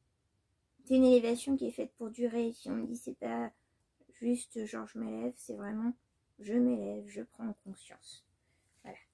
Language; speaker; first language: French; native; French